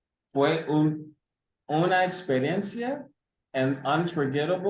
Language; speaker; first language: Spanish; early bilingual, heritage; English